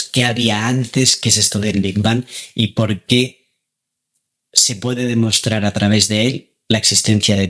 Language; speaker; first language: Spanish; native; Spanish